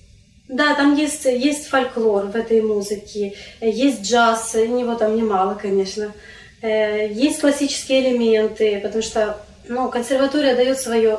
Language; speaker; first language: Russian; non-native, local second language; Crimean Tatar